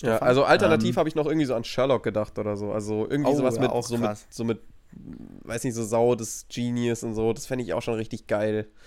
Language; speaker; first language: German; native; German